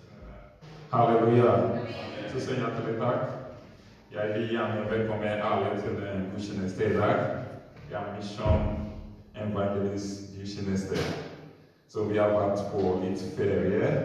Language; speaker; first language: Norwegian; non-native, learner; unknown